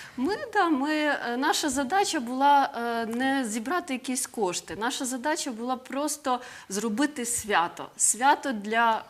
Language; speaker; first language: Ukrainian; non-native, local second language; Russian